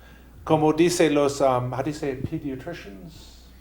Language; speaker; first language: Spanish; non-native, fluent; English